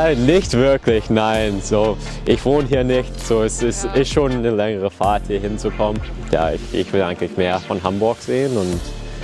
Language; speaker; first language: German; early bilingual, heritage; German